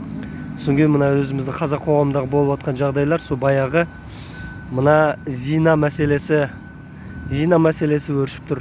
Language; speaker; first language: Kazakh; native; Kazakh